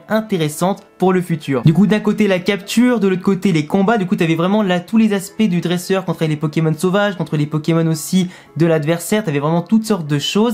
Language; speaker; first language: French; native; French